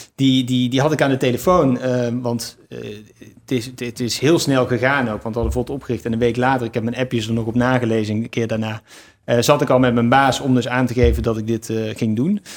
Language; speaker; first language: Dutch; native; Dutch